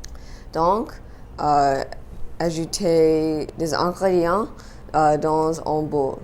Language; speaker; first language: French; non-native, learner; English